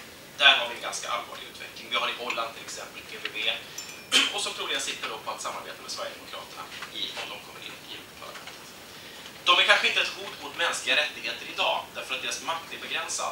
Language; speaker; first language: Swedish; native; Swedish